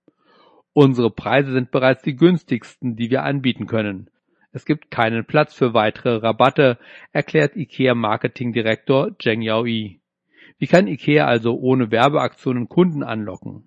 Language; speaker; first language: German; non-native, fluent; Chinese